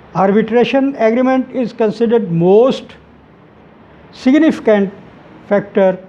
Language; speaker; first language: English; non-native, local second language; Urdu